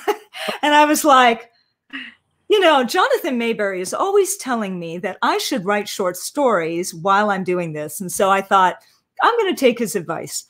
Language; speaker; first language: English; native; English